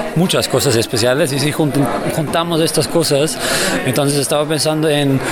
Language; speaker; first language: Spanish; non-native, fluent; German